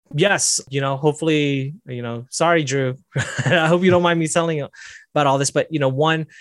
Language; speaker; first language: English; native; English